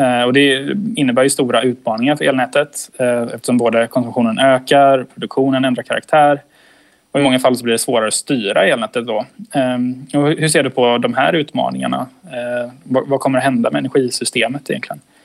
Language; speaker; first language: Swedish; native; Swedish